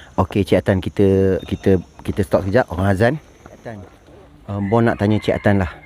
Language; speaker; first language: Malay; native; Malay